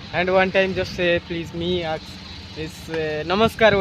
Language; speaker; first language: English; non-native, learner; Odia